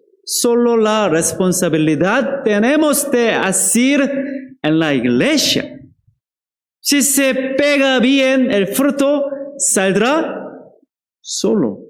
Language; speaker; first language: Spanish; non-native, fluent; Korean